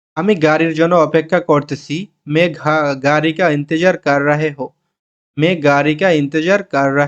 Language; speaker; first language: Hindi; non-native, learner; Bangla